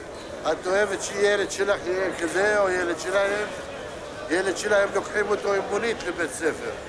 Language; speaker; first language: Hebrew; non-native, local second language; Arabic